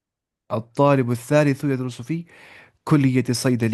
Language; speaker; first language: Arabic; non-native, fluent; Urdu